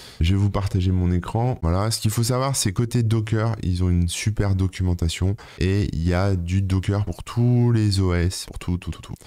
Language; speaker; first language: French; native; French